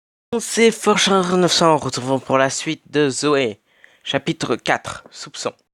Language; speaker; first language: French; native; French